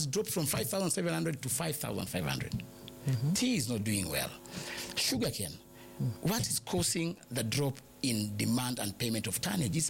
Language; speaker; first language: English; non-native, local second language; Luyia